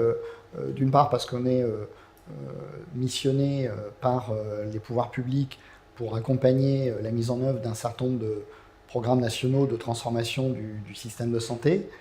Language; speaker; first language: French; native; French